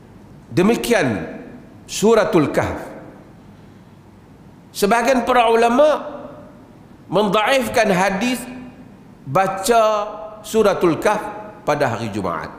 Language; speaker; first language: Malay; native; Malay